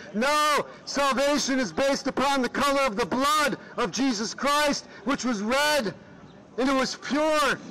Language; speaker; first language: English; native; English